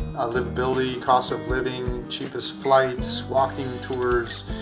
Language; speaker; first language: English; native; English